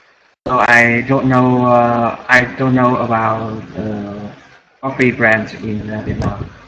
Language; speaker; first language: English; non-native, learner; Vietnamese